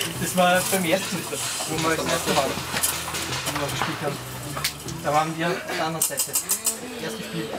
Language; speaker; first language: German; native; German